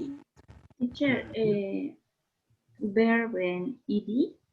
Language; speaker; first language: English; non-native, learner; Spanish